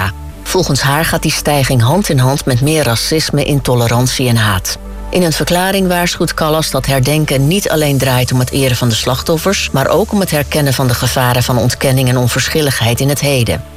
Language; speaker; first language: Dutch; native; Dutch